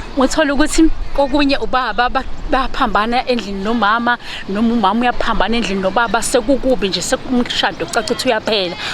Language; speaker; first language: Zulu; native; Zulu